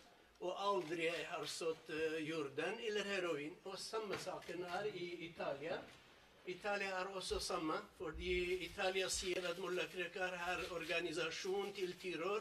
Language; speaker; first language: Norwegian; non-native, learner; Kurdish